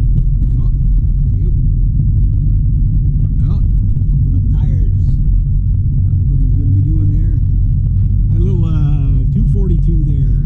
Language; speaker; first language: English; native; English